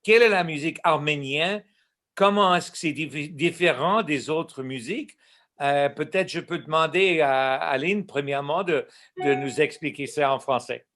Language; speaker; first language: French; non-native, local second language; English